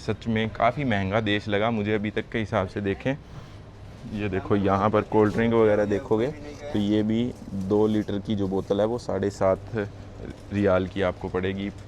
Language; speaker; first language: Hindi; native; Hindi